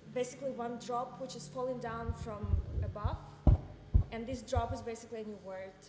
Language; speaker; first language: English; non-native, fluent; Turkish